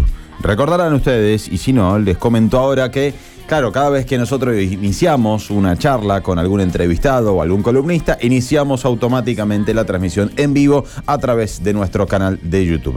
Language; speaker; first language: Spanish; native; Spanish